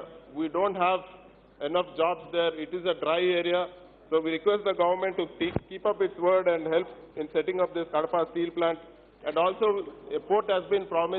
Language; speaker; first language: English; non-native, local second language; Telugu